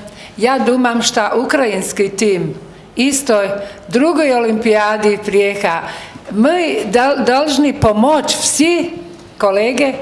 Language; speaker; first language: Russian; non-native, learner; Croatian